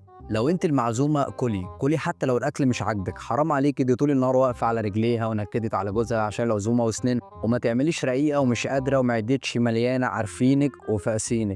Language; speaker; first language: Arabic; native; Arabic